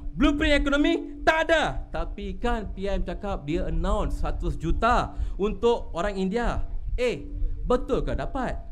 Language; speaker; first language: Malay; non-native, local second language; Tamil